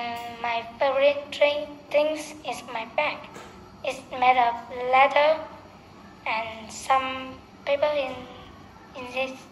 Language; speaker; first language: English; non-native, learner; Vietnamese